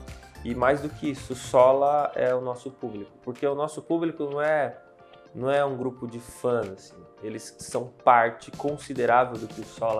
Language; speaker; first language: Portuguese; native; Portuguese